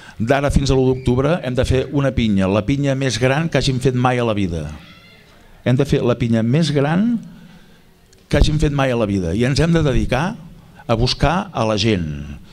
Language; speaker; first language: Catalan; native; Catalan